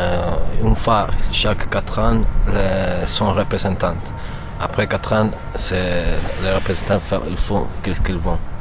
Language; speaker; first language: French; non-native, learner; Italian